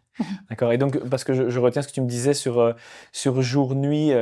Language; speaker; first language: French; native; French